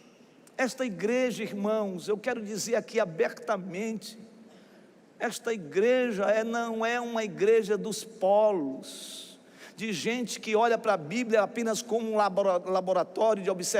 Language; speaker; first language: Portuguese; native; Portuguese